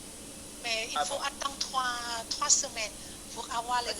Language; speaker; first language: French; non-native, learner; Vietnamese